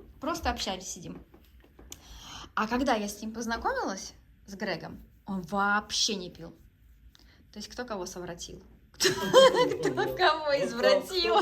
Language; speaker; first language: Russian; native; Russian